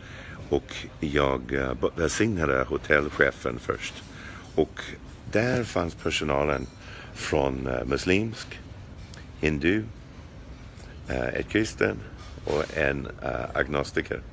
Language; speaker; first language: Swedish; non-native, fluent; English